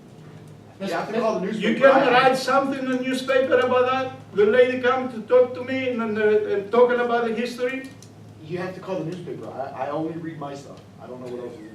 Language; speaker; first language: English; non-native, learner; Greek